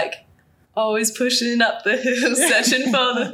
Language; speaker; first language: English; native; English